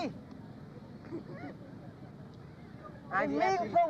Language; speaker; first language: French; non-native, local second language; Vietnamese